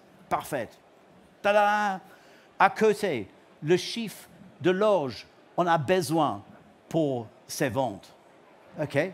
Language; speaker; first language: French; non-native, learner; English